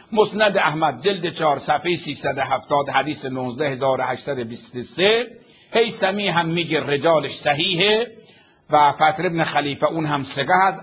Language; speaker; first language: Persian; native; Persian